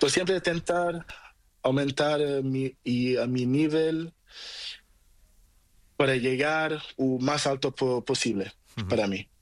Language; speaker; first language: Spanish; non-native, learner; Portuguese